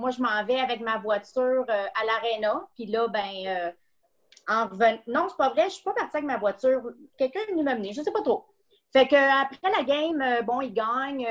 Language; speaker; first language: French; native; French